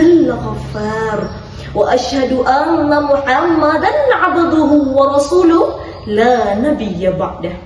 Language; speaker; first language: Arabic; non-native, learner; Indonesian